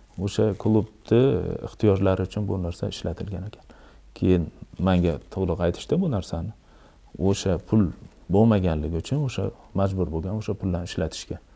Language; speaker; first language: Uzbek; native; Uzbek